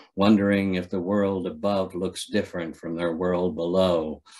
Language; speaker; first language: English; native; English